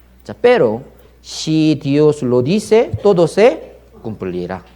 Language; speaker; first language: Spanish; non-native, learner; Korean